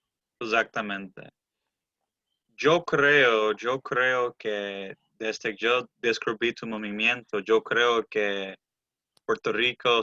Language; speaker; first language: Spanish; early bilingual, heritage; Spanish